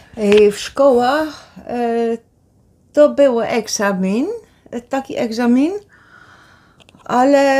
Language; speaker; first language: Polish; non-native, learner; Dutch